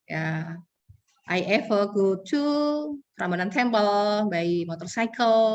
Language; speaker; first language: English; non-native, learner; Indonesian